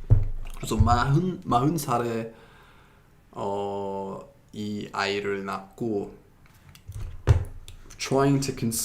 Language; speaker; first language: Korean; non-native, fluent; English